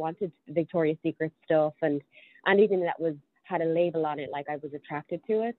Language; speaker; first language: English; native; English